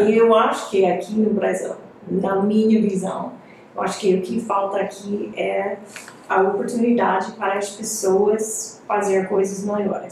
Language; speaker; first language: Portuguese; non-native, fluent; English